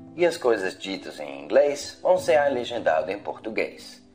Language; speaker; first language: Portuguese; non-native, fluent; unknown